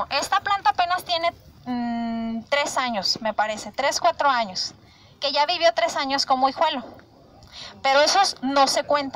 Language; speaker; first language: Spanish; native; Spanish